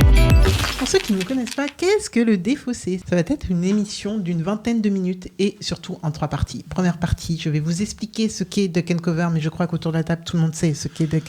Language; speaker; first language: French; native; French